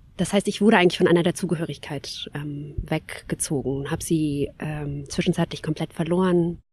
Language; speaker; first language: German; early bilingual, other home language; Kabyle